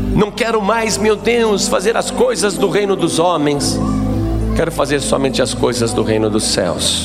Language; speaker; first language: Portuguese; native; Portuguese